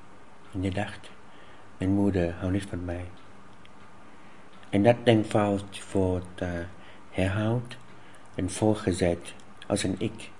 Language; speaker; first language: Dutch; non-native, fluent; Vietnamese